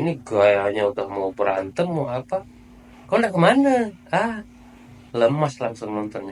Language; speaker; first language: Indonesian; native; Indonesian